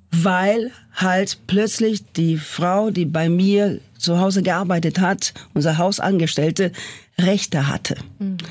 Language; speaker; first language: German; non-native, fluent; Portuguese